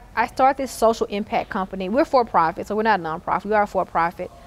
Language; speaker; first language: English; native; English